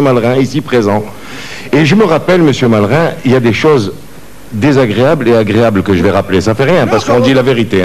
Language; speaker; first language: French; native; French